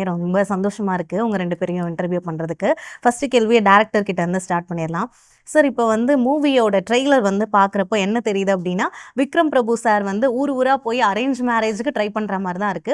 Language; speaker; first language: Tamil; native; Tamil